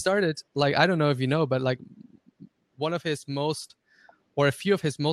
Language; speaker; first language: English; non-native, fluent; German